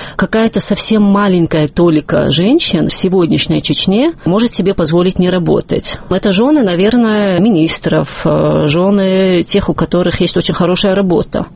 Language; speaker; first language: Russian; non-native, local second language; Chechen